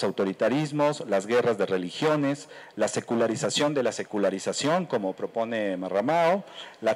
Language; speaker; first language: Spanish; native; Spanish